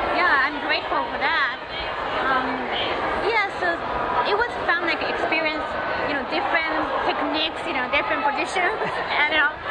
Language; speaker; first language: English; non-native, learner; Japanese